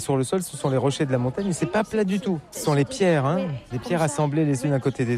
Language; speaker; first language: French; native; French